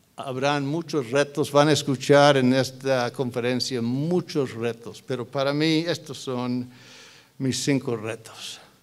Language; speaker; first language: Spanish; non-native, fluent; English